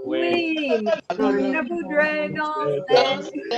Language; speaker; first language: French; non-native, learner; English